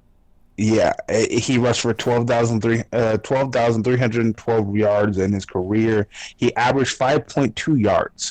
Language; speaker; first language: English; native; English